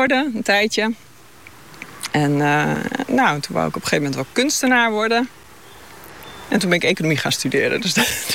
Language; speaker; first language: Dutch; native; Dutch